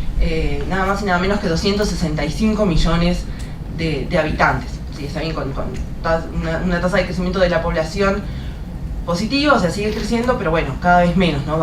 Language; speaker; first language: Spanish; native; Spanish